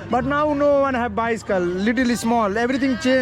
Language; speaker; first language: English; non-native, learner; Hindi